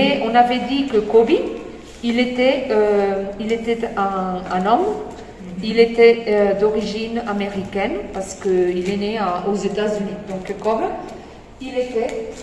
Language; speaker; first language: French; non-native, fluent; Spanish